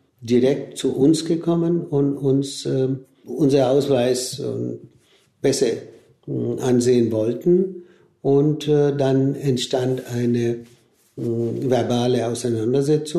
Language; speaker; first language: German; non-native, fluent; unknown